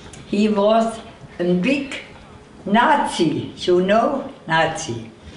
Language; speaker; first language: English; non-native, learner; German